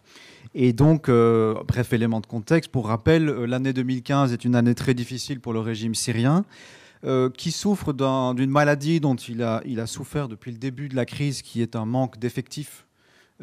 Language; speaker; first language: French; native; French